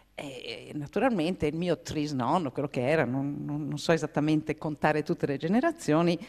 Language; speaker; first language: Italian; non-native, fluent; English